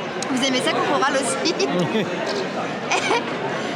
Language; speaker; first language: French; native; French